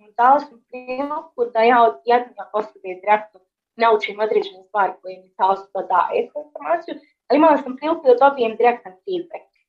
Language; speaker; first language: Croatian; native; Croatian